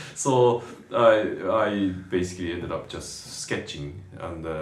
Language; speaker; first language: English; non-native, fluent; Japanese